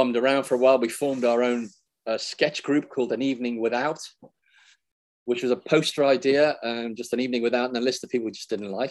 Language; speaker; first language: English; native; English